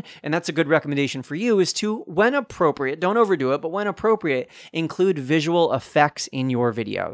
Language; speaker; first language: English; native; English